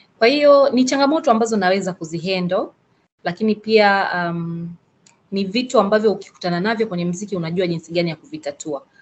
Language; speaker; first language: Swahili; native; Swahili